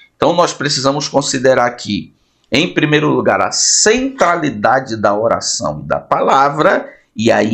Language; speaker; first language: Portuguese; native; Portuguese